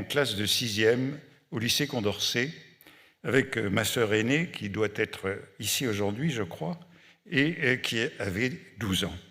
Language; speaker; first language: French; native; French